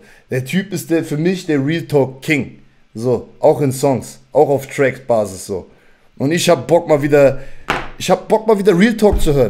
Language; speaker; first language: German; native; German